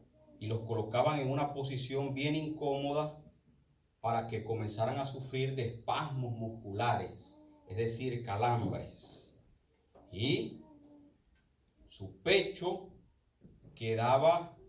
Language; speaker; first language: Spanish; native; Spanish